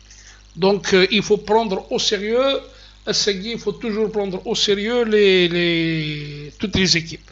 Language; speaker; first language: French; non-native, local second language; Kabyle